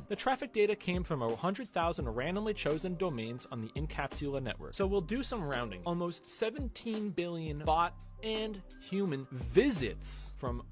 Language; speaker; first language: English; native; English